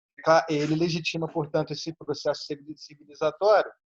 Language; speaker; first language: Portuguese; native; Portuguese